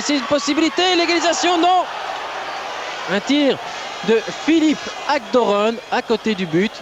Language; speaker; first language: French; native; French